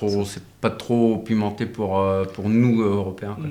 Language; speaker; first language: French; non-native, fluent; German